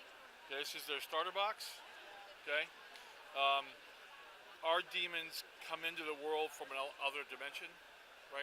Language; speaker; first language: English; native; English